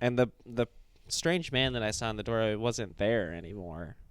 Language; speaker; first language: English; native; English